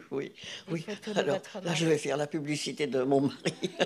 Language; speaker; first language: French; non-native, fluent; Hungarian